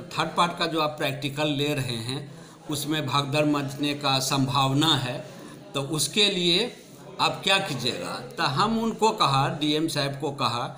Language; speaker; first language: Hindi; native; Hindi